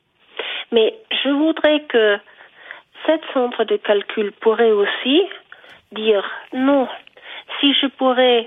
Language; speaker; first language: French; non-native, fluent; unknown